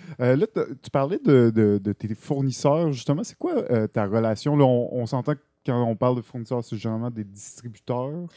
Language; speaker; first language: French; native; French